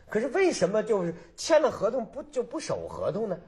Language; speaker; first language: Chinese; native; Chinese